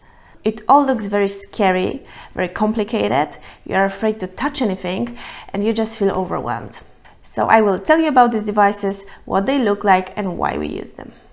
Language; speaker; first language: English; non-native, fluent; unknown